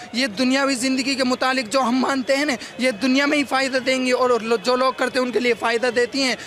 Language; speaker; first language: Hindi; native; Hindi